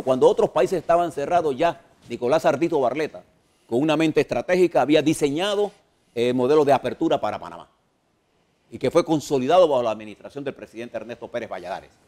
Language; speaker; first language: Spanish; native; Spanish